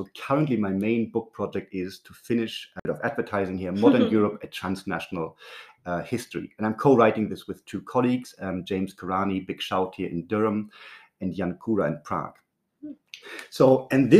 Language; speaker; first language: English; non-native, fluent; German